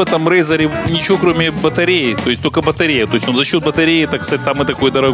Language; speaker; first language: Russian; native; Russian